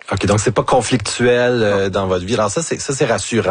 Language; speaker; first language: French; native; French